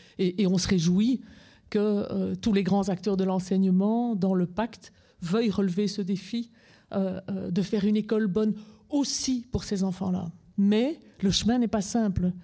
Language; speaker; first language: French; native; French